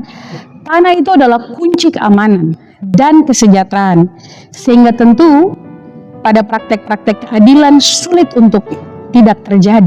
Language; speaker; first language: Indonesian; native; Indonesian